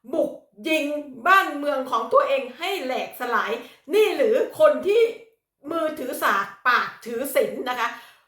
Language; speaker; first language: Thai; native; Thai